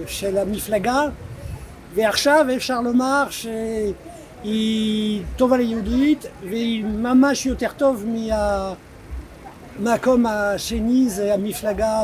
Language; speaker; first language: Hebrew; non-native, learner; French